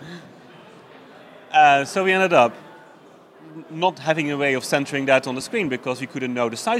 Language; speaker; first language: English; non-native, fluent; Dutch